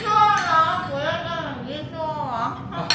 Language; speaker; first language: Chinese; non-native, learner; Korean